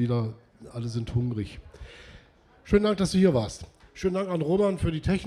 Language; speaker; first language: German; native; German